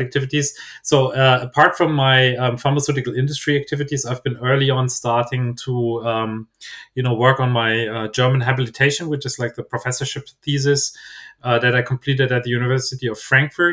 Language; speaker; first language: English; non-native, fluent; German